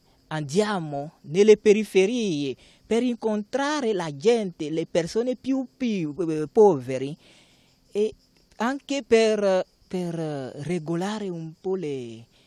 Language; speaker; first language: Italian; non-native, learner; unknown